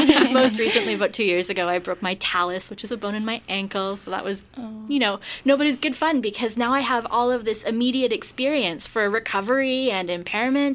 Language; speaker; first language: English; native; English